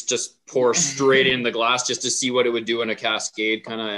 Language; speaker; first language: English; native; English